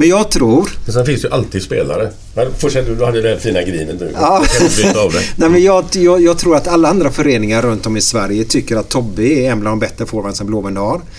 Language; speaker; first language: Swedish; native; Swedish